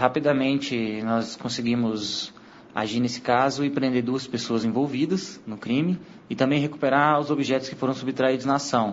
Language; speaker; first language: Portuguese; native; Portuguese